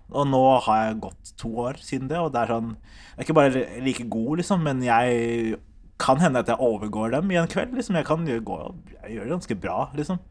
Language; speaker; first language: Norwegian; early bilingual, other home language; Somali